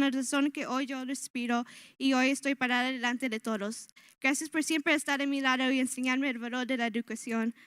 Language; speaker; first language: Spanish; early bilingual, other home language; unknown